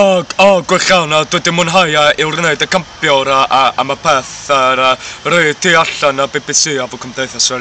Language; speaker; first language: Welsh; non-native, learner; English